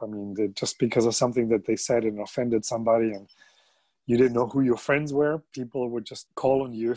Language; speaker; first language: English; non-native, fluent; German